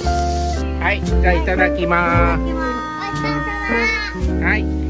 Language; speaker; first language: Japanese; non-native, learner; Chinese